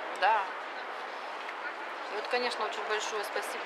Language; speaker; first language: Russian; native; Russian